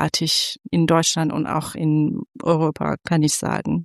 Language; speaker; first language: German; non-native, fluent; Persian